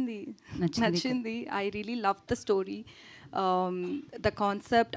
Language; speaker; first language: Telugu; non-native, learner; Tamil